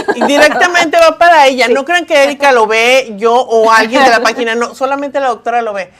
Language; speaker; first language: Spanish; native; Spanish